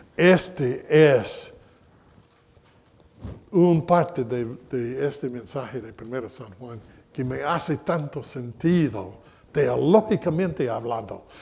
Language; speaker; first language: Spanish; non-native, fluent; English